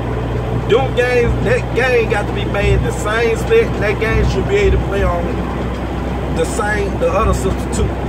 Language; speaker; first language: English; native; English